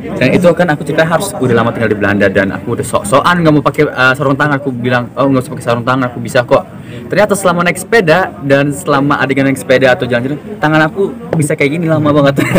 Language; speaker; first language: Indonesian; native; Indonesian